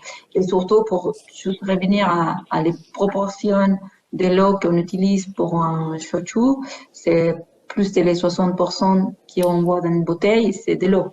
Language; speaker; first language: French; non-native, fluent; Spanish